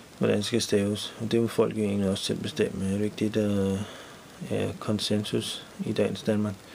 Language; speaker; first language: Danish; native; Danish